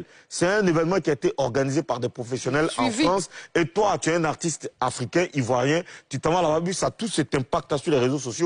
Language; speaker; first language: French; native; French